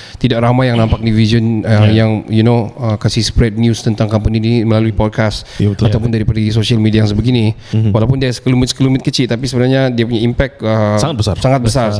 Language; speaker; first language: Malay; native; Malay